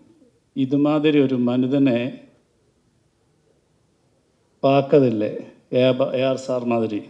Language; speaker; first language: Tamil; non-native, learner; Malayalam